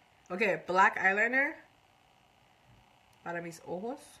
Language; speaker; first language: Spanish; non-native, learner; Persian